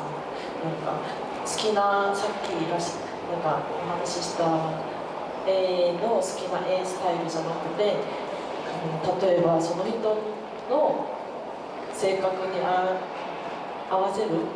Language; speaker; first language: Japanese; non-native, learner; Korean